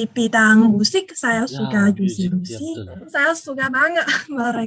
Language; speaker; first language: Indonesian; non-native, learner; Chinese